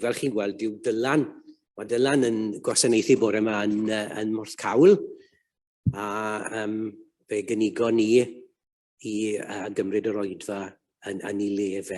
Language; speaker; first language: Welsh; native; Welsh